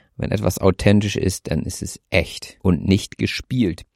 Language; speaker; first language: German; native; German